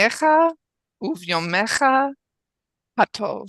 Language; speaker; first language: Hebrew; non-native, learner; English